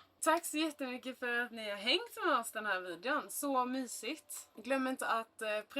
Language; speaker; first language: Swedish; native; Swedish